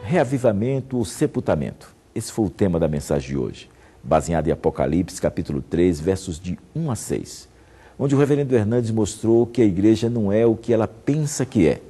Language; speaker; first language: Portuguese; native; Portuguese